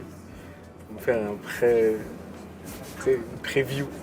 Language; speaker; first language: French; native; French